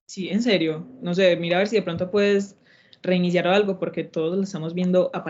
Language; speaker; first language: Spanish; native; Spanish